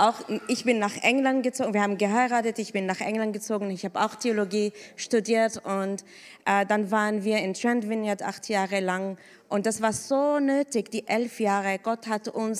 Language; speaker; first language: German; non-native, fluent; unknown